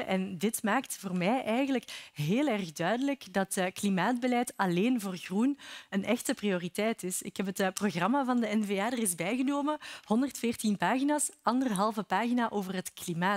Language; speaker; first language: Dutch; native; Dutch